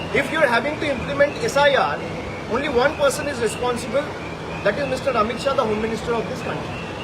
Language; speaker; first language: English; non-native, local second language; Bangla